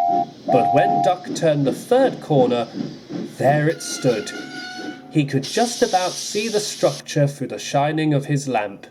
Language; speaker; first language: English; native; English